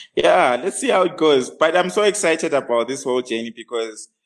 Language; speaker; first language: English; non-native, local second language; North Ndebele